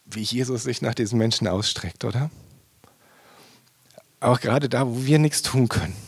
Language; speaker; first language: German; native; German